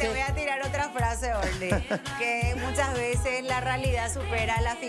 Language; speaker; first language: Spanish; native; Spanish